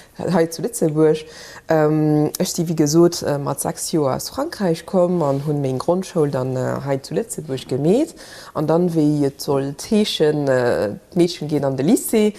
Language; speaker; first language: Luxembourgish; early bilingual, other home language; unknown